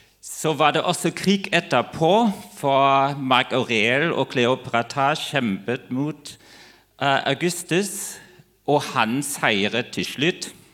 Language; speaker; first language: Norwegian; non-native, fluent; German